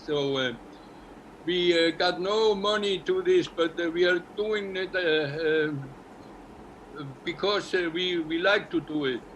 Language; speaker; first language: English; non-native, learner; Icelandic